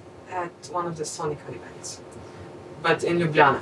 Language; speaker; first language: English; non-native, fluent; Slovenian